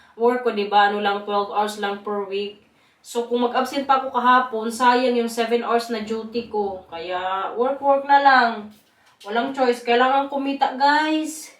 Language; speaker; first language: Filipino; non-native, local second language; Waray